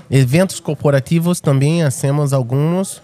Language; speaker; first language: Spanish; non-native, fluent; Portuguese